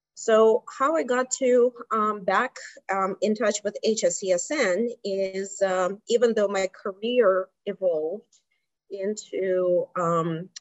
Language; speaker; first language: English; non-native, fluent; Russian